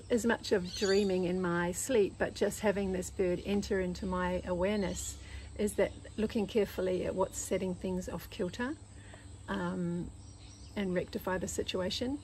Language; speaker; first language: English; native; English